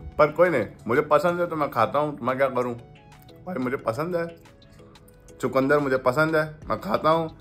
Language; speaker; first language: Hindi; native; Hindi